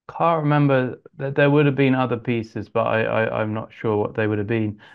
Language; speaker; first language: English; native; English